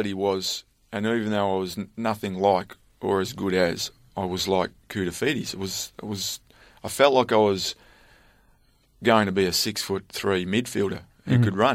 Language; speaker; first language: English; native; English